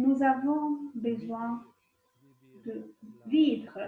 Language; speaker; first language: French; non-native, fluent; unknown